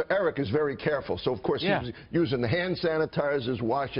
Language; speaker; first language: English; native; English